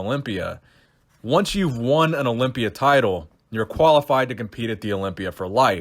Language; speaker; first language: English; native; English